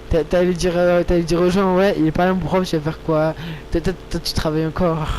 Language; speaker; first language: French; native; French